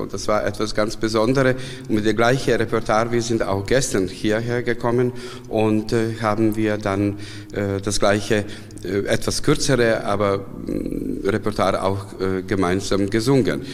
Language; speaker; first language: German; non-native, fluent; Serbian